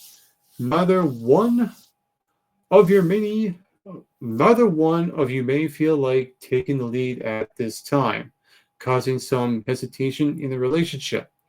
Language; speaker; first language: English; native; English